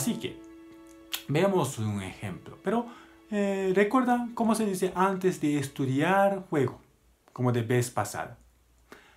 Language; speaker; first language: Spanish; non-native, learner; Japanese